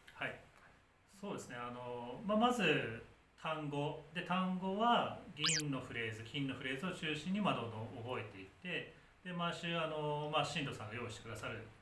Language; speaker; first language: Japanese; native; Japanese